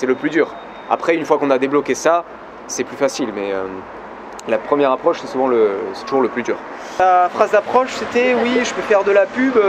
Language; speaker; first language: French; native; French